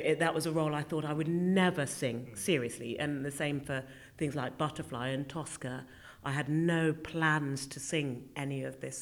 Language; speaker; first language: English; native; English